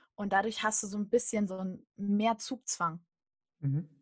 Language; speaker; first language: German; native; German